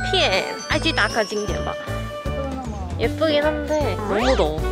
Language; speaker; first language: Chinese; non-native, fluent; Korean